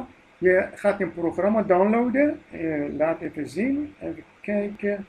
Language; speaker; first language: Dutch; non-native, fluent; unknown